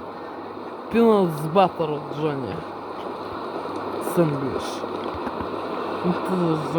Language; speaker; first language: English; non-native, learner; Russian